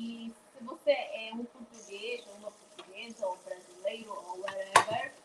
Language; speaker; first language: Portuguese; non-native, local second language; Tetum